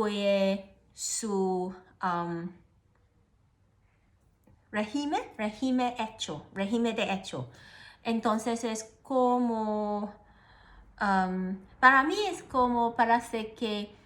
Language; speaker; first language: Spanish; non-native, learner; Cantonese